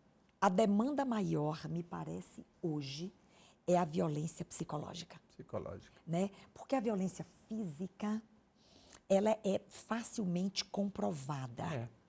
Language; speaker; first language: Portuguese; native; Portuguese